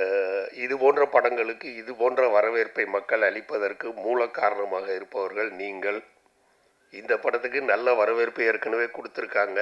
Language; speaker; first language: Tamil; native; Tamil